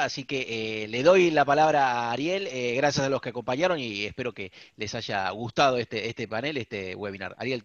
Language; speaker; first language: Spanish; native; Spanish